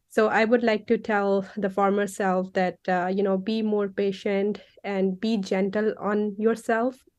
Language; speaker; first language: English; non-native, local second language; Punjabi